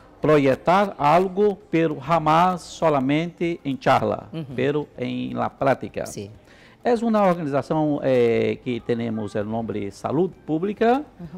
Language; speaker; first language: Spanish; non-native, learner; Portuguese